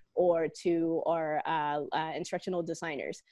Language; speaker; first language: English; non-native, local second language; Cantonese